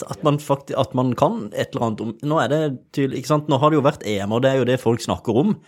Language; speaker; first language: Norwegian; native; Norwegian